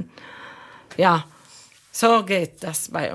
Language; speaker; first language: German; non-native, fluent; Arabic